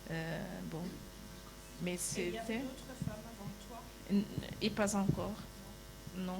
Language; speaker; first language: French; non-native, fluent; Portuguese